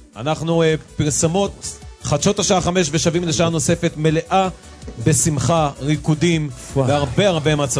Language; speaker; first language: Hebrew; native; Hebrew